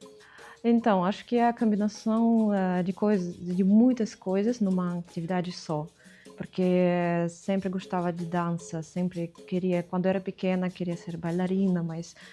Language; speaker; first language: Portuguese; non-native, fluent; Russian